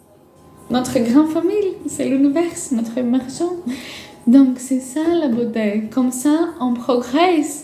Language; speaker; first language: French; non-native, fluent; Greek